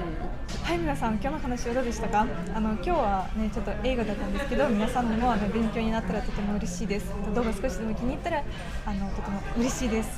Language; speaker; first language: Japanese; non-native, fluent; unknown